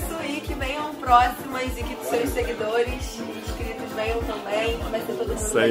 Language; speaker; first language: Portuguese; native; Portuguese